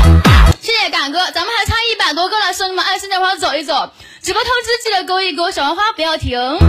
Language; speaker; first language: Chinese; native; Chinese